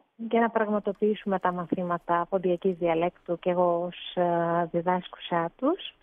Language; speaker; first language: Greek; early bilingual, other home language; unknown